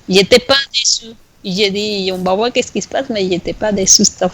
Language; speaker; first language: French; non-native, fluent; Spanish